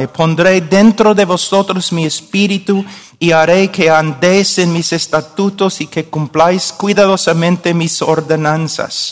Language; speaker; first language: Spanish; non-native, fluent; English